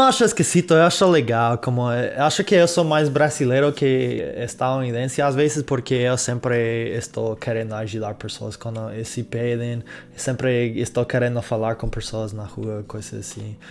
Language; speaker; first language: Portuguese; non-native, fluent; English